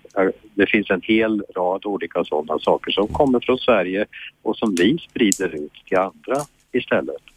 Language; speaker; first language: Swedish; native; Swedish